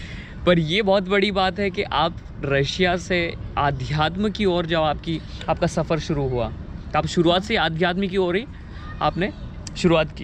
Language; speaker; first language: Hindi; native; Hindi